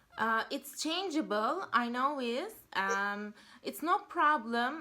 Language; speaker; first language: English; non-native, learner; Turkish